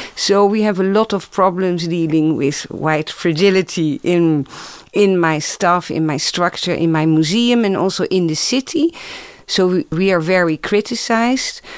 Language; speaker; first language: English; non-native, fluent; Dutch